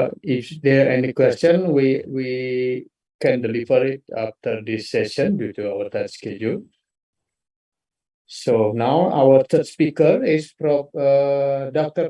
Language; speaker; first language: English; non-native, fluent; Indonesian